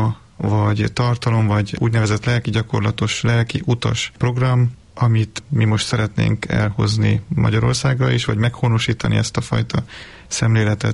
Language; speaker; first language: Hungarian; native; Hungarian